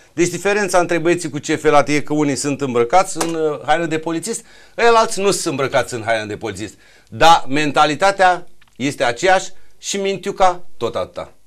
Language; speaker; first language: Romanian; native; Romanian